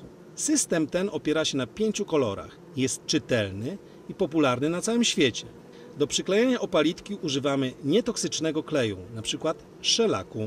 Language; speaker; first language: Polish; native; Polish